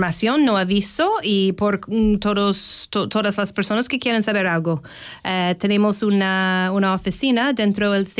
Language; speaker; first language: Spanish; non-native, fluent; English